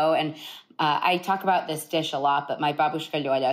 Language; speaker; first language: English; native; English